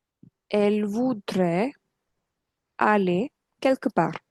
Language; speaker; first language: French; non-native, fluent; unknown